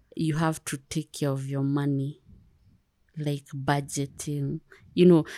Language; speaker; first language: English; non-native, local second language; Kikuyu